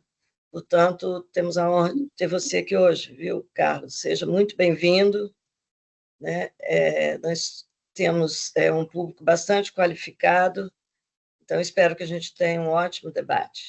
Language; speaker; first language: Portuguese; non-native, fluent; Spanish